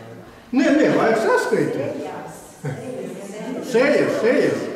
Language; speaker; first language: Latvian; non-native, local second language; Russian